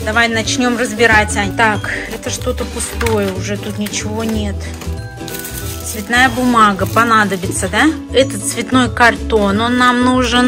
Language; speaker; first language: Russian; native; Russian